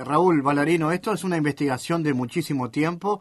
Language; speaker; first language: Spanish; native; Spanish